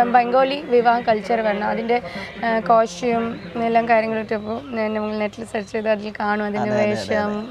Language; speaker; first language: Malayalam; non-native, fluent; Bangla